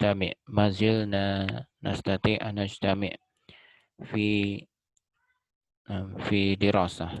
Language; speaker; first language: Arabic; non-native, fluent; Indonesian